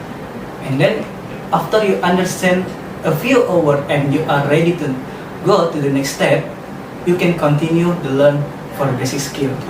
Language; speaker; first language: English; non-native, learner; Indonesian